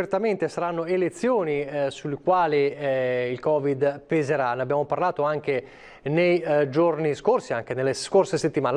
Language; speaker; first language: Italian; native; Italian